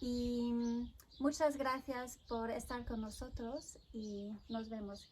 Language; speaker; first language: Spanish; non-native, fluent; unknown